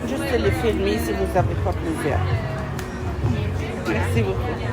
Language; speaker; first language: French; non-native, fluent; Arabic